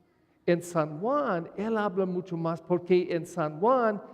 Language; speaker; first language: Spanish; non-native, fluent; English